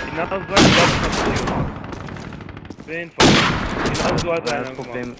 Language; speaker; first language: German; non-native, local second language; Swedish